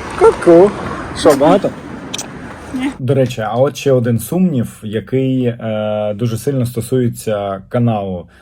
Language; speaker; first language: Ukrainian; non-native, local second language; Russian